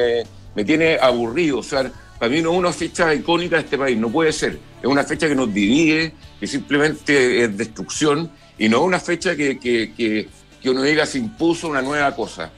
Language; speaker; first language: Spanish; native; Spanish